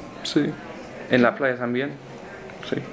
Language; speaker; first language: Spanish; non-native, learner; English